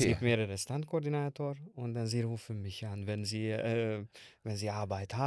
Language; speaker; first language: German; non-native, learner; Hungarian